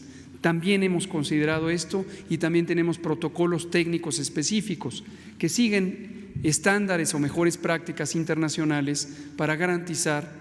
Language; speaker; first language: Spanish; native; Spanish